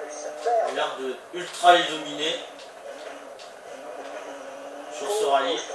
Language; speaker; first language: French; native; French